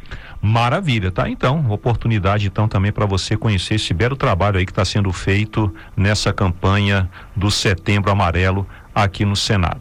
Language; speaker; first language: Portuguese; native; Portuguese